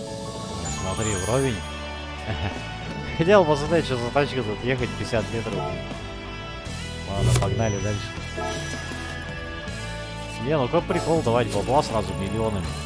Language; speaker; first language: Russian; native; Russian